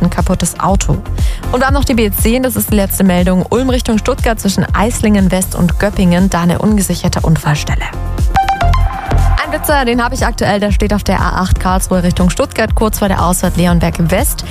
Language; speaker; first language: German; native; German